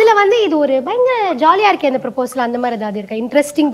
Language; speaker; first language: Tamil; native; Tamil